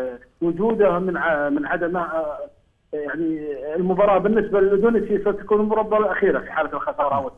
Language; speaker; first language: Arabic; native; Arabic